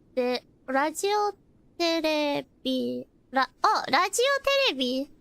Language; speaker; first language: Japanese; non-native, learner; English